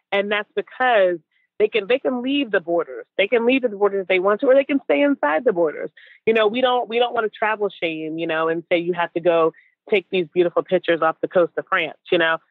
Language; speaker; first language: English; native; English